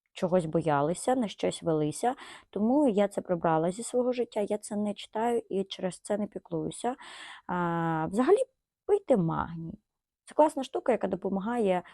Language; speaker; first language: Ukrainian; non-native, local second language; Russian